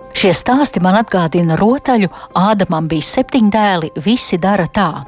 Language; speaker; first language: Latvian; native; Latvian